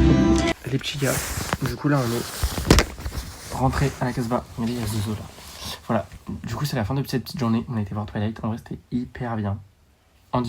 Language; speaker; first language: French; native; French